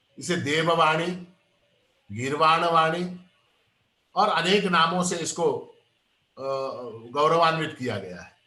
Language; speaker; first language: Hindi; non-native, local second language; Kannada